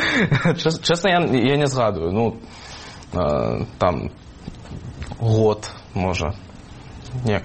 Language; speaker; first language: Ukrainian; non-native, fluent; Russian